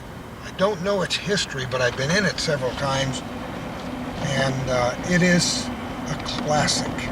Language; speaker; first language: English; native; English